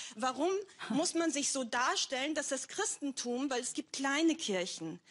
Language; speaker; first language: German; non-native, fluent; Greek